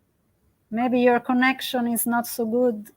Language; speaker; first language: English; non-native, fluent; Italian